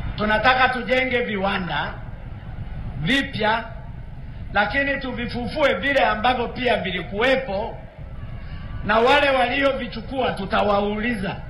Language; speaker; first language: Swahili; non-native, local second language; Sukuma